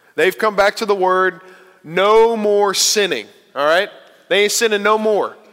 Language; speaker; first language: English; native; English